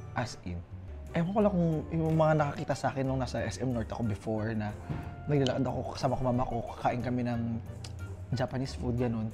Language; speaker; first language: Filipino; native; Filipino